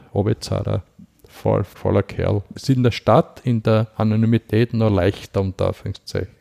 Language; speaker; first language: German; native; German